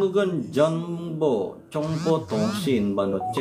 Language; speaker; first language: Korean; non-native, fluent; Indonesian